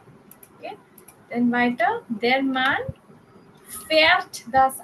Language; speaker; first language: German; non-native, fluent; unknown